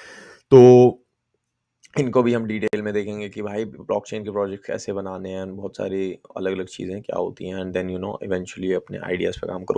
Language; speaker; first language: Hindi; native; Hindi